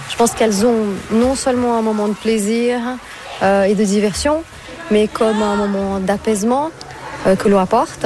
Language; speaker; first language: French; non-native, fluent; Portuguese